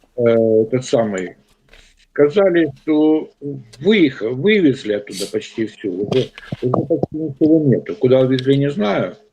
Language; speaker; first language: Russian; native; Russian